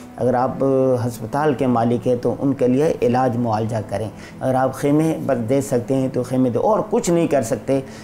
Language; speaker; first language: Urdu; non-native, local second language; Saraiki